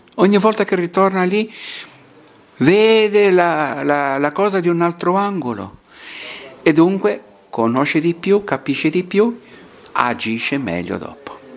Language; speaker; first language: Italian; non-native, fluent; Portuguese